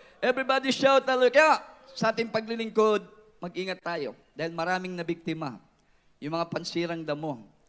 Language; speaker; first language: Filipino; non-native, local second language; Cebuano